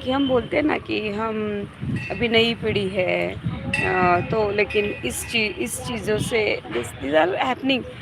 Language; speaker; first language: Hindi; non-native, local second language; Marathi